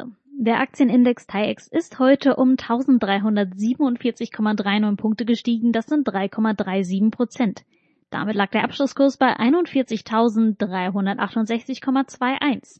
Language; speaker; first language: German; native; German